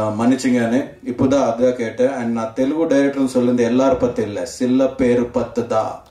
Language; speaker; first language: Tamil; non-native, learner; Telugu